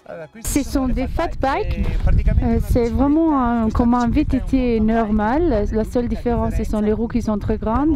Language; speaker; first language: French; non-native, fluent; Italian